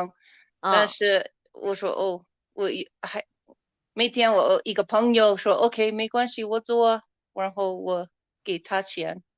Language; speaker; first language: Chinese; non-native, learner; English